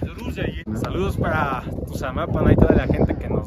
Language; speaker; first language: Spanish; native; Spanish